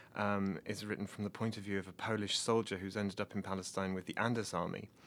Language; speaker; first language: English; native; English